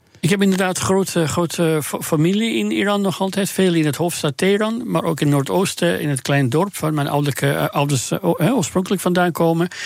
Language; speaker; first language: Dutch; non-native, fluent; Persian